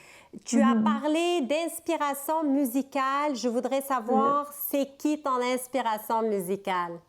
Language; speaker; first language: French; non-native, local second language; Arabic